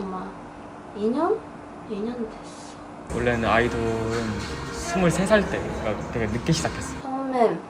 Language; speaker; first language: Korean; non-native, fluent; Thai